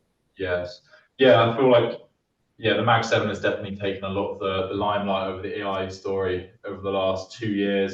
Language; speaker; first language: English; native; English